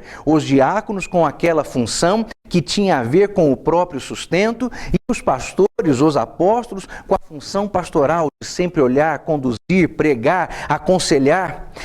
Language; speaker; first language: Portuguese; native; Portuguese